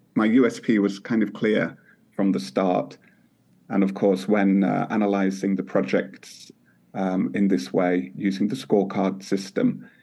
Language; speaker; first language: English; native; English